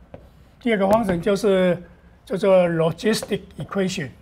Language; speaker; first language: Chinese; native; Chinese